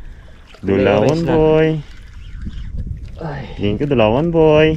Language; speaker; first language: Filipino; non-native, local second language; Hiligaynon